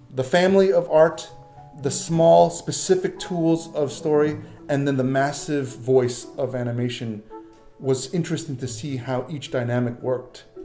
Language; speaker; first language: English; native; English